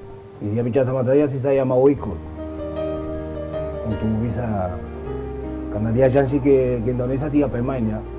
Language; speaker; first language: Indonesian; non-native, fluent; Spanish